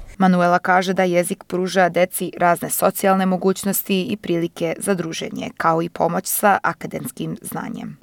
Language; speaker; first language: Serbian; early bilingual, heritage; Serbian